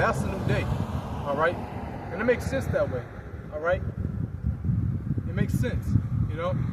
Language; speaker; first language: English; native; English